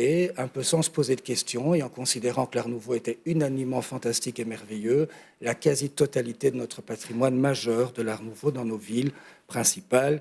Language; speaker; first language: French; native; French